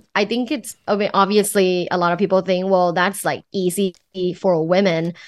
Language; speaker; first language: English; non-native, fluent; Thai